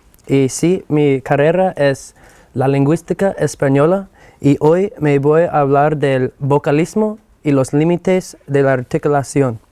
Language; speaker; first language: Spanish; non-native, fluent; English